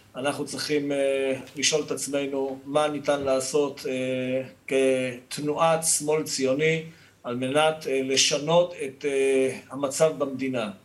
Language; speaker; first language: Hebrew; native; Hebrew